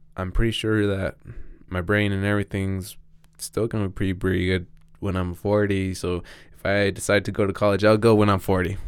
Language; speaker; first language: English; non-native, fluent; Spanish